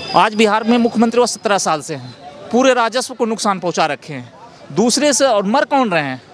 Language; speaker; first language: Hindi; native; Hindi